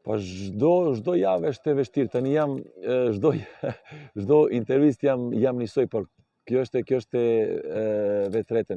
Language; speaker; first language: Albanian; non-native, learner; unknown